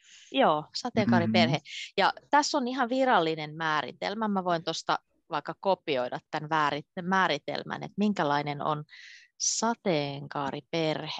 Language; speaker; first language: Finnish; native; Finnish